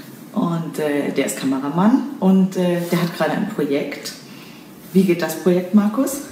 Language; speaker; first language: German; native; German